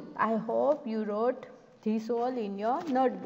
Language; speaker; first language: English; non-native, local second language; Gujarati